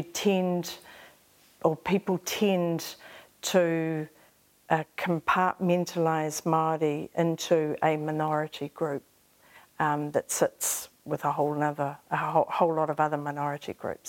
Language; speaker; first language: English; native; English